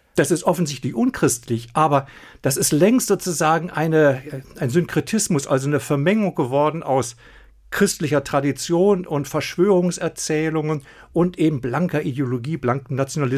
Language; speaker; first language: German; native; German